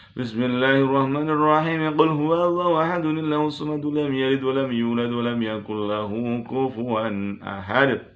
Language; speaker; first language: Arabic; non-native, fluent; Indonesian